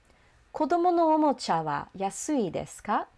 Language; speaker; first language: Japanese; non-native, fluent; English